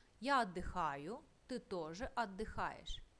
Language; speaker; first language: Russian; non-native, fluent; Turkish